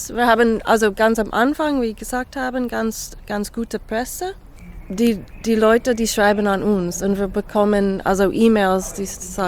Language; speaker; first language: German; non-native, fluent; English